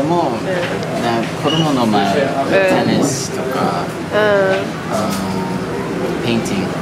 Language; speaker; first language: Japanese; non-native, learner; English